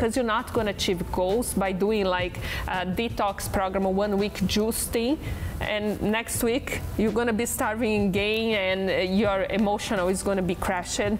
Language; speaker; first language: English; non-native, fluent; Portuguese